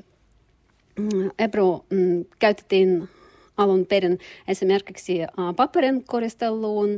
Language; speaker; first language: Finnish; non-native, learner; Russian